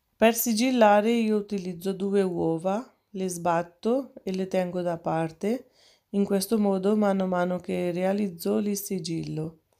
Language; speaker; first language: Italian; non-native, fluent; Urdu